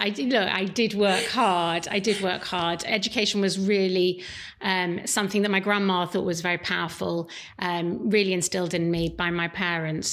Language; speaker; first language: English; native; English